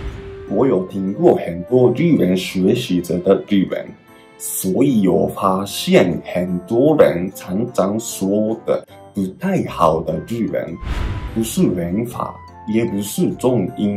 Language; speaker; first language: Chinese; non-native, fluent; Japanese